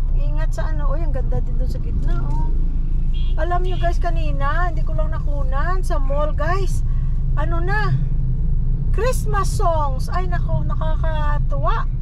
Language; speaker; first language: Filipino; native; Filipino